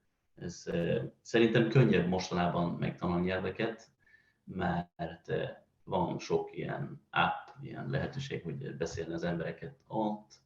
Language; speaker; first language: Hungarian; non-native, fluent; Swedish